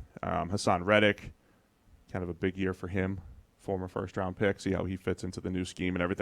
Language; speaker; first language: English; native; English